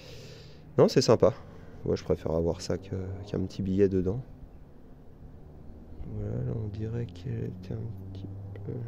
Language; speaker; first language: French; native; French